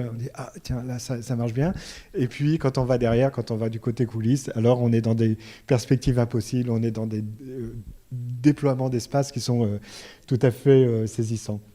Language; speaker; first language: French; native; French